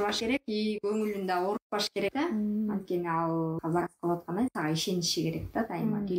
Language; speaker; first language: Kyrgyz; native; Kyrgyz